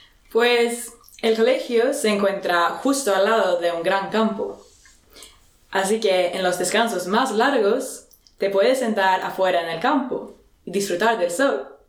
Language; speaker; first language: Spanish; non-native, fluent; Swedish